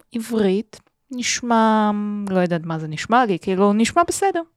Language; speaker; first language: Hebrew; non-native, fluent; Chinese